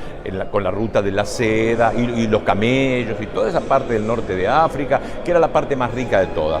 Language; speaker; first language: Spanish; native; Spanish